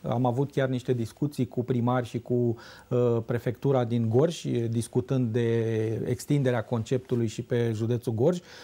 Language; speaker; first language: Romanian; native; Romanian